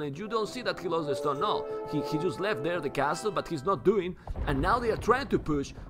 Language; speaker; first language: English; non-native, fluent; Spanish